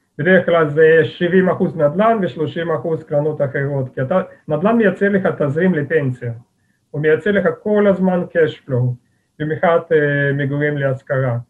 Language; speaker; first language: Hebrew; native; Hebrew